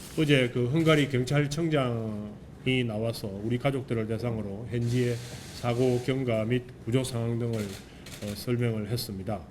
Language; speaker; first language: Korean; native; Korean